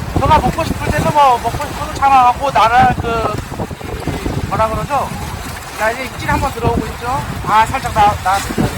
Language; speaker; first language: Korean; native; Korean